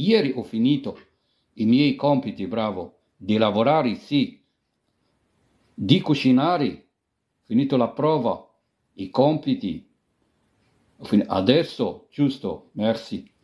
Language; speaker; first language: Italian; non-native, fluent; Arabic